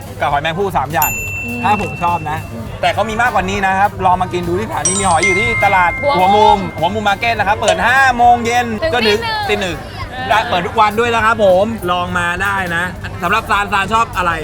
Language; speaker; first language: Thai; native; Thai